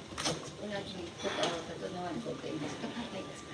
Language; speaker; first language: Japanese; native; Japanese